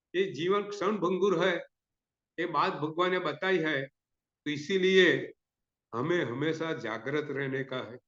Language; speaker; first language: Hindi; non-native, local second language; Gujarati